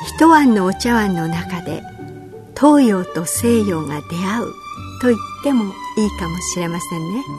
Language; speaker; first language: Japanese; native; Japanese